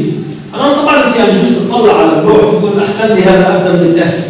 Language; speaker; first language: Arabic; native; Arabic